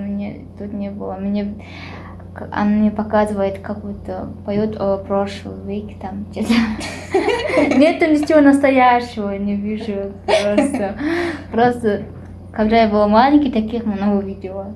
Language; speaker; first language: Russian; non-native, learner; Mongolian